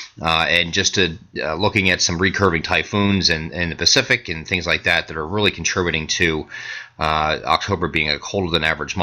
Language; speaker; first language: English; native; English